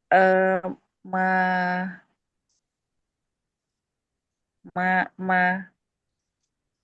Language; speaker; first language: Arabic; non-native, learner; Indonesian